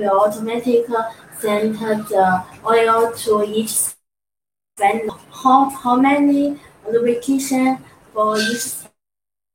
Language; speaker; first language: English; non-native, learner; Chinese